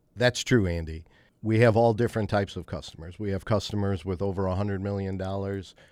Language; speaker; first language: English; native; English